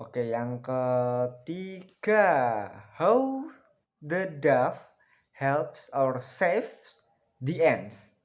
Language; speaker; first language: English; non-native, learner; Indonesian